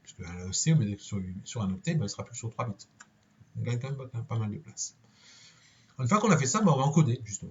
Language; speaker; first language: French; native; French